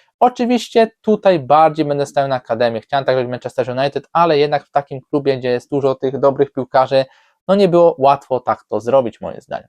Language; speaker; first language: Polish; native; Polish